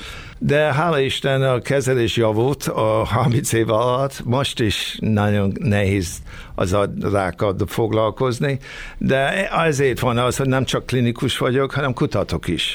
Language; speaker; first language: Hungarian; early bilingual, heritage; Hungarian